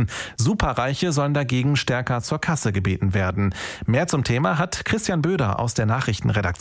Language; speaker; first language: German; native; German